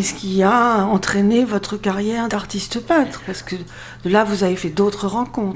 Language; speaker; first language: French; native; French